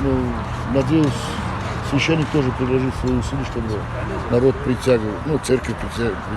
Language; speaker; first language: Russian; non-native, fluent; Armenian